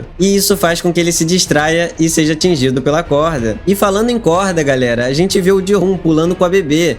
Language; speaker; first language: Portuguese; native; Portuguese